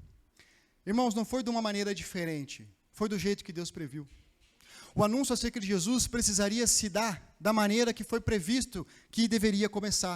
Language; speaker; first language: Portuguese; native; Portuguese